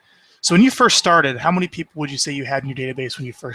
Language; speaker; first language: English; native; English